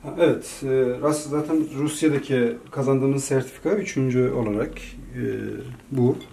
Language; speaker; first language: Turkish; non-native, fluent; Persian